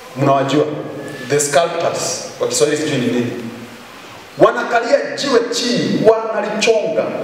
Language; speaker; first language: Swahili; non-native, local second language; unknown